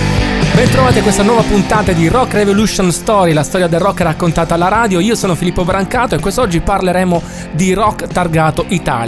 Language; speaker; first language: Italian; native; Italian